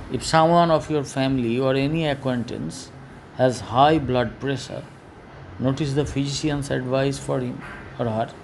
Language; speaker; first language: English; non-native, local second language; Bangla